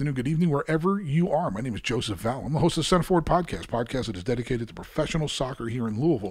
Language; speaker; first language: English; native; English